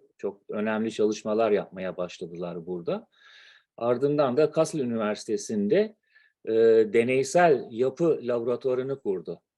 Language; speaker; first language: Turkish; native; Turkish